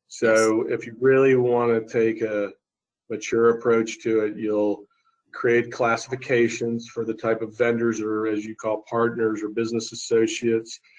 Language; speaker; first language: English; native; English